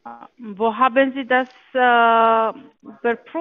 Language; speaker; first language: German; non-native, learner; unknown